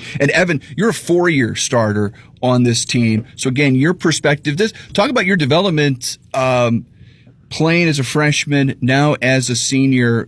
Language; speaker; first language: English; native; English